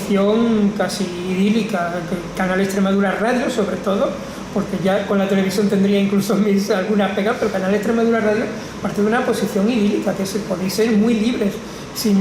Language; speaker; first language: Spanish; native; Spanish